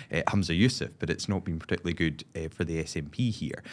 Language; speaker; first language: English; native; English